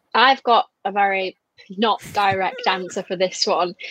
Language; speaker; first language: English; native; English